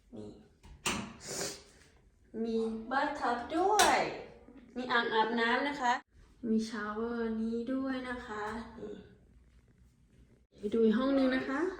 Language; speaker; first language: Thai; native; Thai